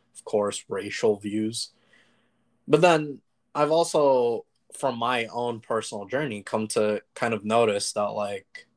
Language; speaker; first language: English; early bilingual, other home language; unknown